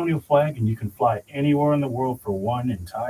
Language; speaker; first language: English; native; English